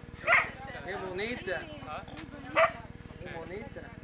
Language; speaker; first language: Spanish; non-native, learner; English